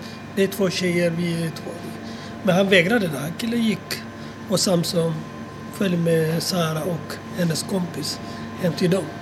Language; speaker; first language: Swedish; non-native, fluent; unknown